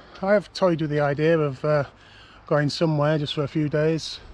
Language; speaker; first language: English; native; English